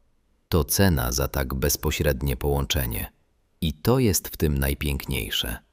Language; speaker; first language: Polish; native; Polish